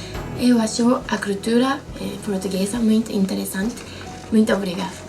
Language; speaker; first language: Portuguese; non-native, learner; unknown